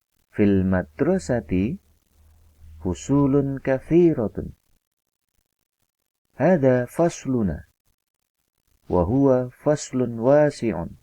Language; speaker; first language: Arabic; non-native, fluent; Indonesian